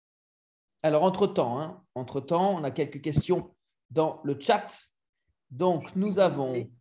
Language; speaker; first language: French; native; French